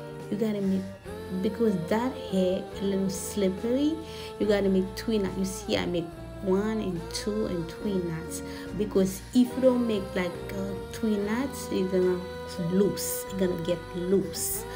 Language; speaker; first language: English; non-native, fluent; Haitian Creole